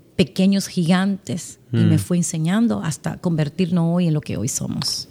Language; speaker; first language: Spanish; native; Spanish